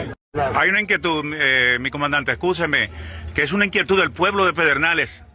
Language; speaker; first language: Spanish; native; Spanish